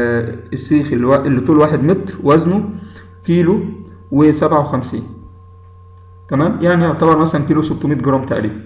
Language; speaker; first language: Arabic; native; Arabic